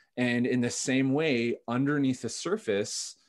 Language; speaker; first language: English; native; English